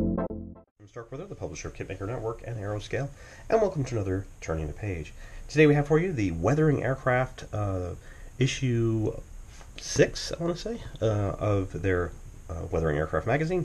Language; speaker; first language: English; native; English